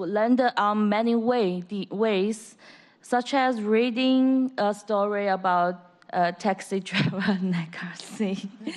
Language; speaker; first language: English; non-native, learner; Chinese